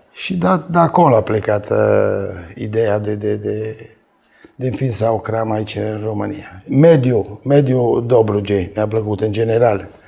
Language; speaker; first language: Romanian; non-native, fluent; Italian